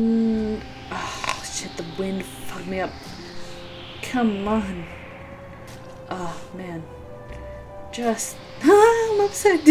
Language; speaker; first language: English; native; English